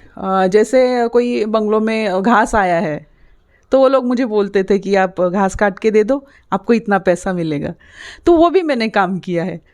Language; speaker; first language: Hindi; non-native, local second language; Marathi